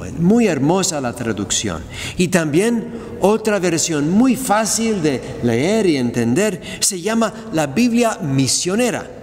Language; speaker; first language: Spanish; non-native, fluent; English